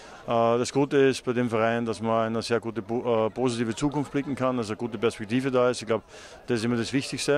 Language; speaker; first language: German; native; German